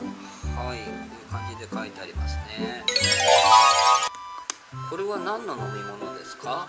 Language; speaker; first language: Japanese; native; Japanese